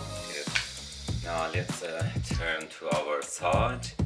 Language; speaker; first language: English; non-native, learner; Azerbaijani